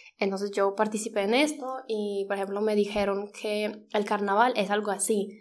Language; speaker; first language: Spanish; non-native, fluent; Polish